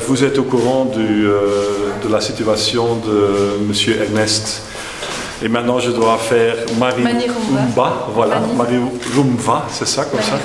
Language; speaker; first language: French; non-native, fluent; Dutch